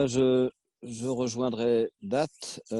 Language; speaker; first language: French; native; French